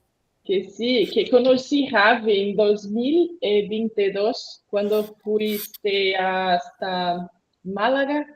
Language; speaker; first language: Spanish; non-native, learner; Portuguese